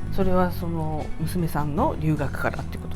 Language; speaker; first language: Japanese; native; Japanese